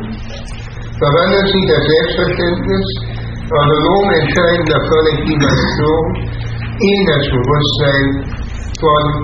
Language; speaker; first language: German; native; German